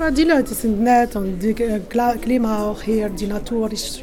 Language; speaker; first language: German; non-native, learner; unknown